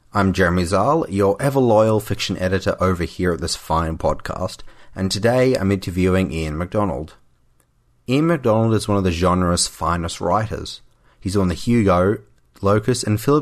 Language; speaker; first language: English; native; English